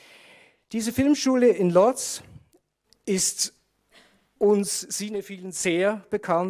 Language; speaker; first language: German; native; German